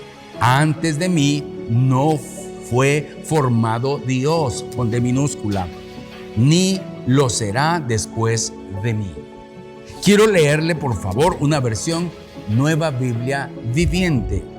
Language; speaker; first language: Spanish; native; Spanish